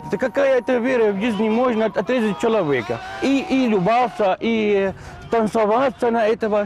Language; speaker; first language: Russian; non-native, learner; Arabic